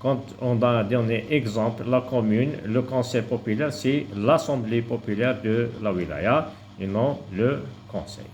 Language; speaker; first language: French; non-native, local second language; Arabic